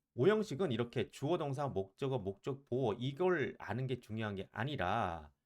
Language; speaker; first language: Korean; native; Korean